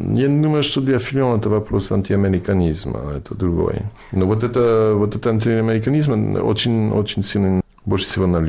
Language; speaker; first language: Russian; non-native, fluent; English